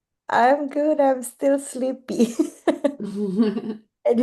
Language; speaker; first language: English; non-native, fluent; Indonesian